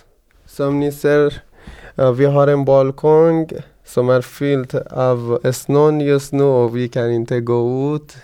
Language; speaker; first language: Swedish; non-native, fluent; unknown